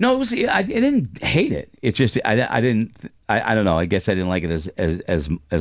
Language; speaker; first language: English; native; English